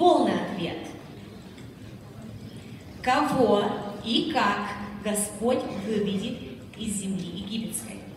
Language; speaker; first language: Russian; early bilingual, heritage; Russian